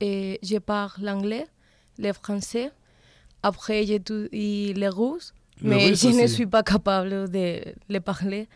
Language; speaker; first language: French; non-native, learner; Spanish